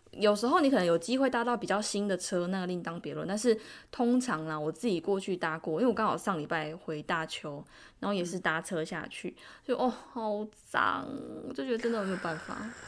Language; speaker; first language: Chinese; native; Chinese